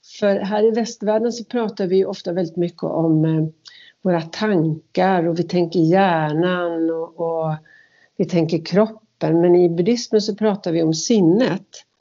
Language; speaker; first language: Swedish; native; Swedish